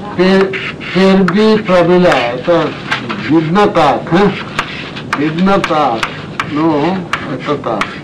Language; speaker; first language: Russian; non-native, learner; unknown